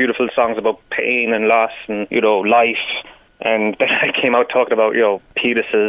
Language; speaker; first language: English; native; English